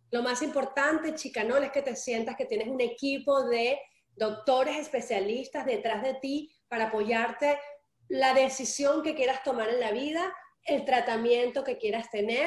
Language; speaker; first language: Spanish; early bilingual, heritage; Spanish